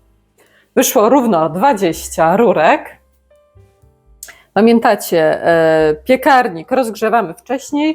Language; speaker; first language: Polish; native; Polish